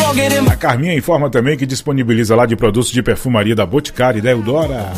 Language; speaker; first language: Portuguese; native; Portuguese